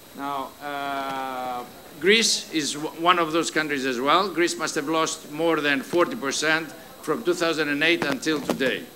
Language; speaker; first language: English; non-native, fluent; Greek